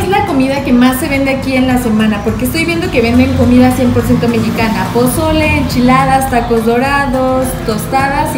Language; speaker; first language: Spanish; native; Spanish